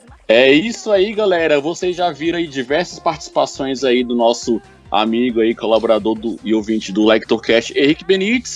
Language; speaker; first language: Portuguese; native; Portuguese